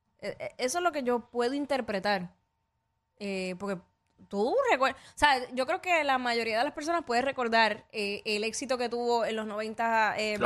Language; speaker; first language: Spanish; native; Spanish